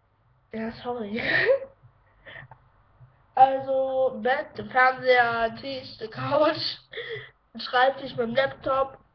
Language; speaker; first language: German; native; German